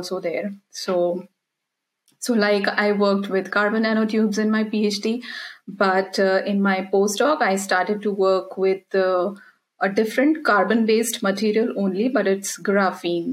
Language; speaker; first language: English; non-native, local second language; Hindi